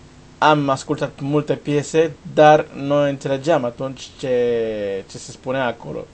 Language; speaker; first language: Romanian; non-native, learner; Portuguese